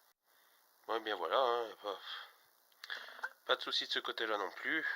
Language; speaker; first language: French; native; French